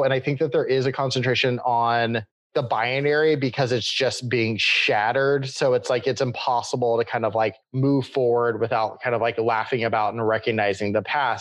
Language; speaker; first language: English; native; English